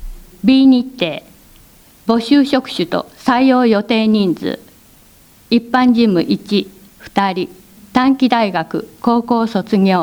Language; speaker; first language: Japanese; native; Japanese